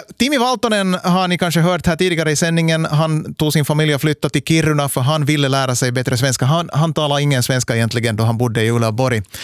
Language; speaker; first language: Swedish; native; Swedish